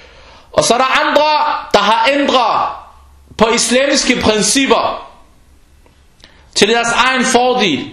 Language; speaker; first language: Danish; early bilingual, other home language; Arabic